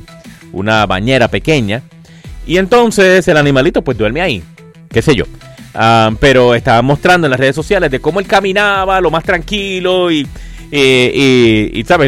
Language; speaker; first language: Spanish; native; Spanish